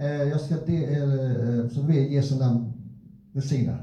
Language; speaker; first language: Swedish; non-native, fluent; English